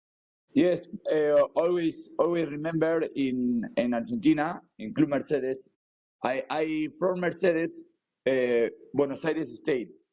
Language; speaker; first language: English; non-native, learner; Spanish